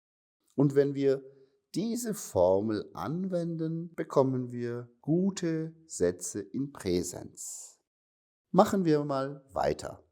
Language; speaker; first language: German; non-native, fluent; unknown